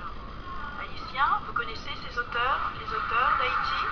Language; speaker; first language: French; native; French